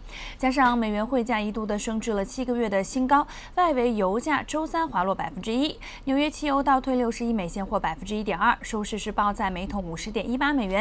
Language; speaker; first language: Chinese; non-native, local second language; Cantonese